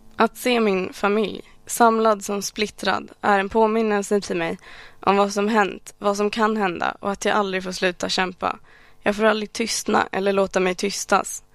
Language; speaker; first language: Swedish; early bilingual, other home language; Arabic